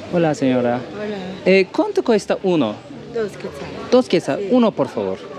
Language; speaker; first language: Spanish; non-native, learner; Turkish